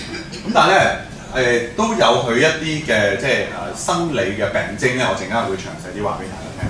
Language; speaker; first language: Cantonese; native; Cantonese